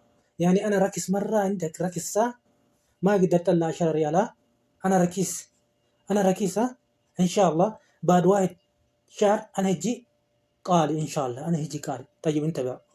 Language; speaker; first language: Arabic; non-native, learner; Oromo